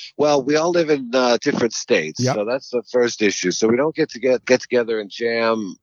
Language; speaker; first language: English; native; English